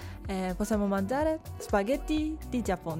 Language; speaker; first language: Italian; non-native, learner; Japanese